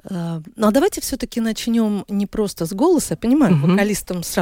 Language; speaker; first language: Russian; native; Russian